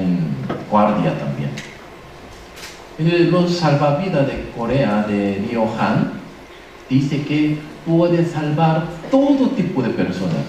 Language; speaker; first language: Spanish; non-native, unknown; Korean